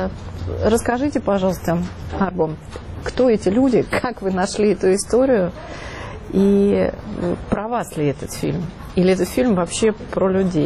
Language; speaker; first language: Russian; native; Russian